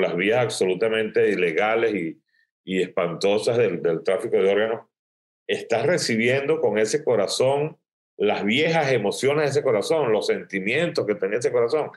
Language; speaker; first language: Spanish; native; Spanish